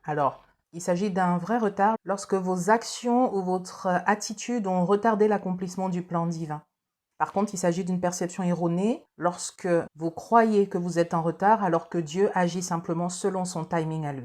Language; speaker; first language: French; native; French